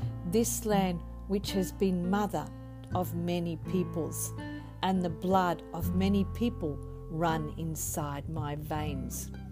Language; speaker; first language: English; native; English